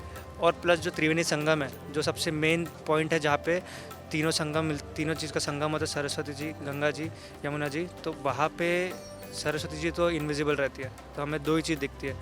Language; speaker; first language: Hindi; native; Hindi